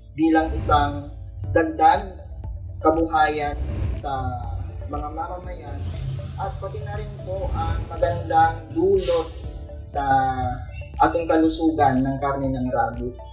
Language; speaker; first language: Filipino; non-native, local second language; Bikol